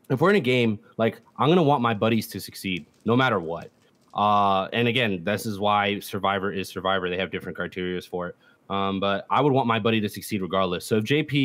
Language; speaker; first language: English; native; English